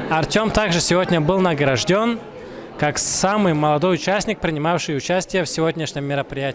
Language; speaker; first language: Russian; native; Russian